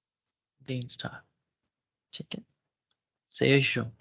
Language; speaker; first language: German; non-native, fluent; Urdu